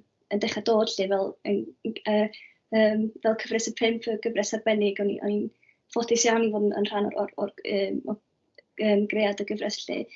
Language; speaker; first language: Welsh; native; Welsh